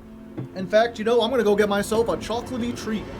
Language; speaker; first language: English; native; English